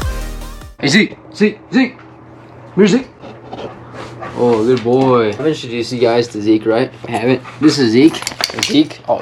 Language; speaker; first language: English; native; English